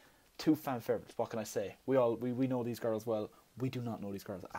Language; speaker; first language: English; native; English